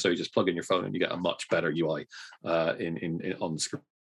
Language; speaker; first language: English; native; English